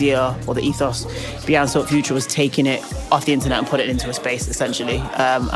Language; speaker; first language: English; native; English